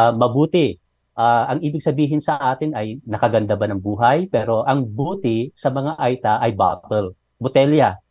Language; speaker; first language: Filipino; non-native, local second language; Iloko